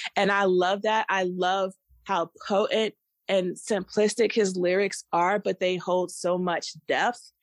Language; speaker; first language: English; native; English